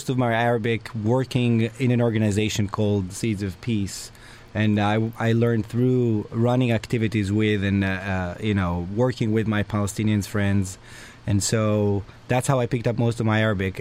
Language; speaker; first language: English; non-native, fluent; Hebrew